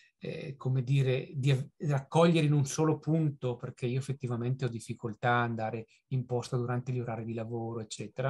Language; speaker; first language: Italian; native; Italian